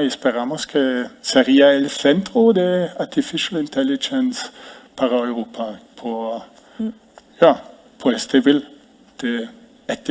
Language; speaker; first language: Spanish; non-native, fluent; German